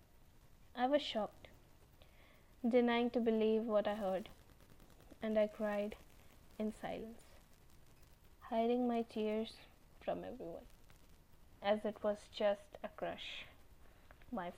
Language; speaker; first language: English; non-native, local second language; Hindi